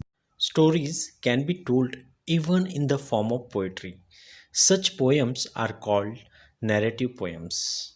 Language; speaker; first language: English; non-native, local second language; Marathi